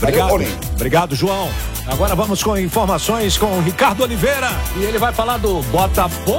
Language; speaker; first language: Portuguese; native; Portuguese